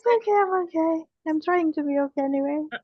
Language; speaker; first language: English; non-native, learner; Indonesian